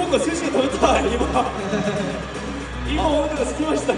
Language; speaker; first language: Japanese; non-native, learner; Korean